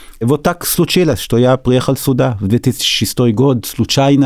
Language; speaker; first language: Russian; non-native, learner; Hebrew